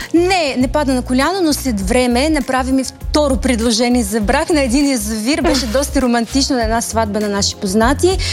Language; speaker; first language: Bulgarian; early bilingual, heritage; Bulgarian